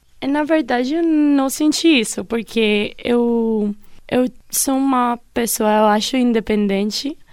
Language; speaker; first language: Portuguese; non-native, fluent; Spanish